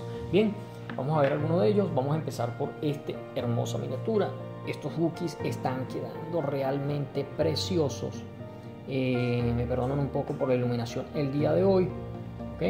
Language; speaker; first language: Spanish; native; Spanish